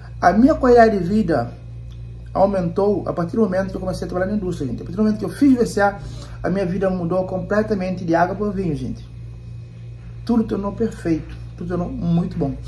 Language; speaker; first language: Portuguese; non-native, local second language; Kabuverdianu